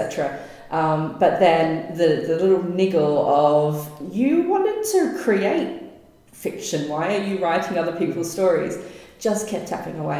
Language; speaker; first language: English; native; English